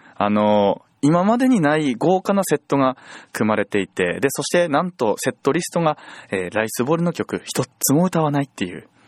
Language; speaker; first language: Japanese; native; Japanese